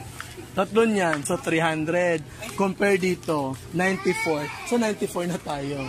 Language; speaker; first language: Filipino; non-native, local second language; Cebuano